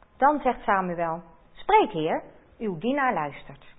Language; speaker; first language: Dutch; native; Dutch